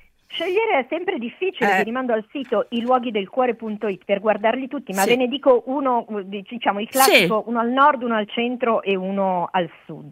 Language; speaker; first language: Italian; native; Italian